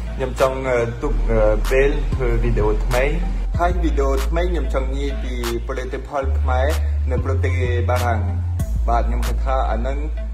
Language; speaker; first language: Khmer; non-native, fluent; French